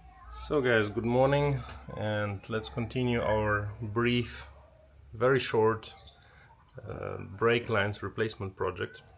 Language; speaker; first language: English; non-native, fluent; German